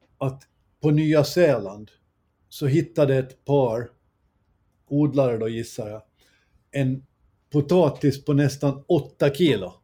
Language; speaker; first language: Swedish; native; Swedish